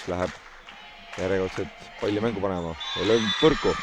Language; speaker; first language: Estonian; native; Estonian